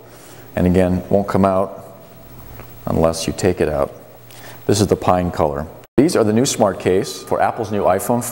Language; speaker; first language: English; native; English